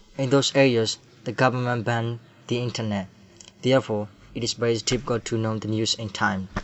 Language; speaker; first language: English; non-native, learner; Burmese